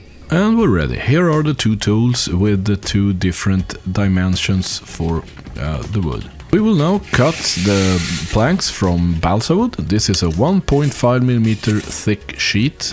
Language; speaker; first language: English; non-native, fluent; Swedish